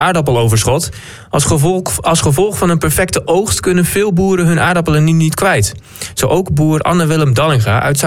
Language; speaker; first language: Dutch; native; Dutch